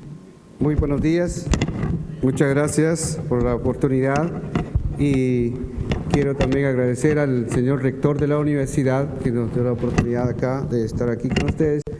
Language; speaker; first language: Spanish; non-native, local second language; Kʼicheʼ